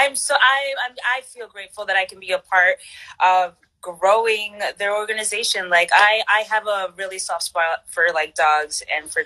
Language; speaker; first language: English; native; English